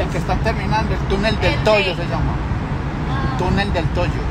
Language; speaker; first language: Spanish; native; Spanish